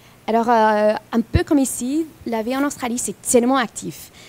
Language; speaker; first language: French; non-native, fluent; English